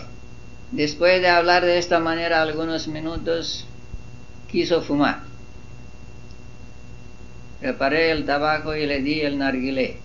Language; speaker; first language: Spanish; non-native, fluent; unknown